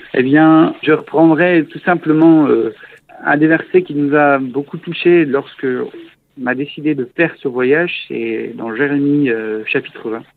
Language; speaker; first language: French; native; French